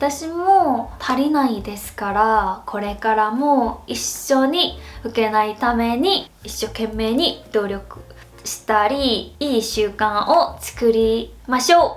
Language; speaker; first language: Japanese; non-native, fluent; Korean